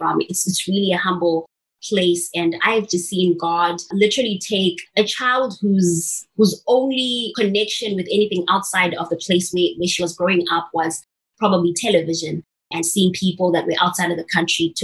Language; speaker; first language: English; non-native, local second language; Shona